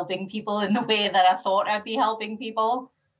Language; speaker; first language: English; native; English